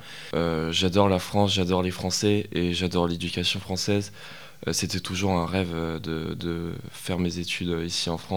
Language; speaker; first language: French; non-native, fluent; Greek